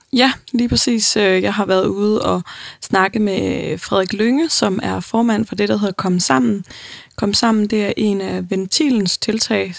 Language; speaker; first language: Danish; native; Danish